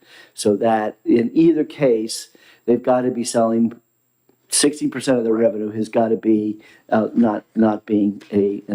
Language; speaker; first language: English; native; English